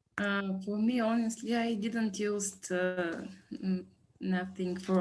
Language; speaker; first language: English; non-native, learner; Bulgarian